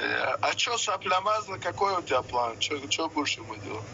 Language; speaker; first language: Russian; native; Russian